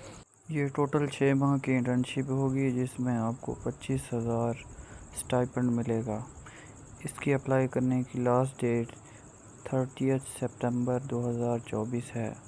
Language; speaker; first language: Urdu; non-native, local second language; Punjabi